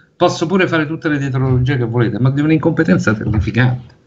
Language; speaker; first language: Italian; native; Italian